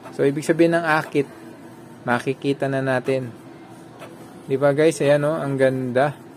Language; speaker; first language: Filipino; non-native, local second language; Pampanga